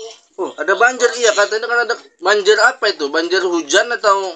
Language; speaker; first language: Indonesian; native; Indonesian